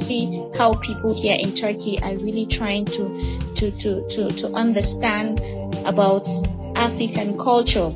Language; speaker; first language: English; non-native, local second language; Hausa